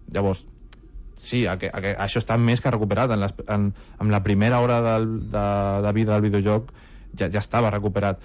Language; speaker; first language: Catalan; non-native, local second language; Spanish